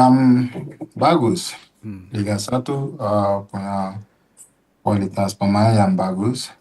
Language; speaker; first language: Indonesian; non-native, fluent; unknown